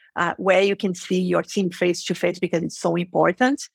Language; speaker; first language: English; non-native, fluent; Portuguese